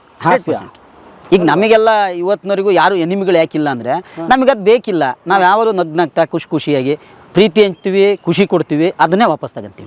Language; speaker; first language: Kannada; native; Kannada